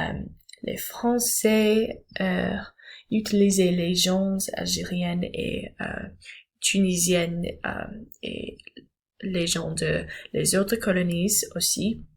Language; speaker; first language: French; non-native, learner; English